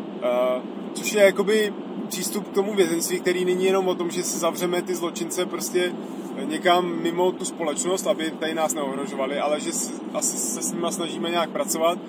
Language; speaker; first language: Czech; native; Czech